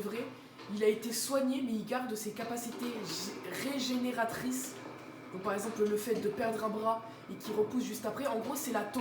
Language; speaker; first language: French; native; French